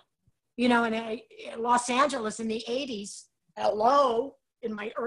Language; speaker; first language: English; native; English